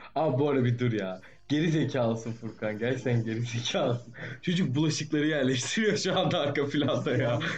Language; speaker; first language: Turkish; native; Turkish